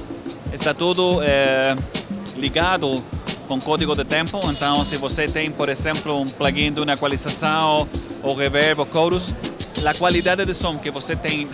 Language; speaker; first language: Portuguese; non-native, learner; Spanish